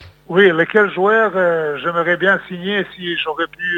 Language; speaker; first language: French; non-native, fluent; Serbian